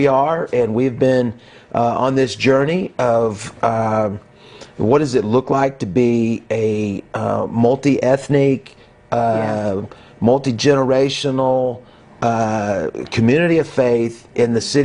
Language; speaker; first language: English; native; English